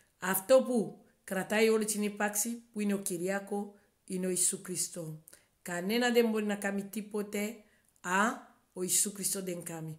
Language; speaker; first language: Greek; non-native, learner; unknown